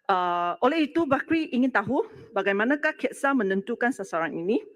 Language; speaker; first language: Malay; non-native, local second language; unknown